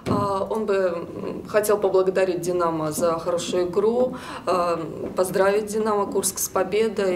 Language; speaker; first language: Russian; native; Russian